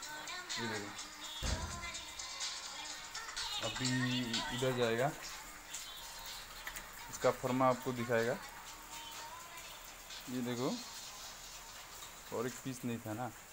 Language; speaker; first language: Hindi; non-native, local second language; Malayalam